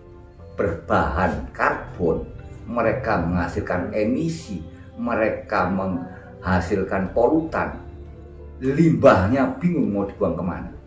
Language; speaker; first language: Indonesian; non-native, local second language; Javanese